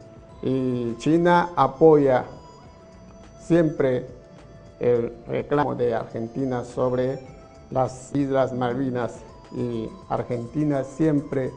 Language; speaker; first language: Spanish; non-native, fluent; Chinese